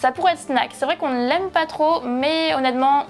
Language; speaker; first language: French; native; French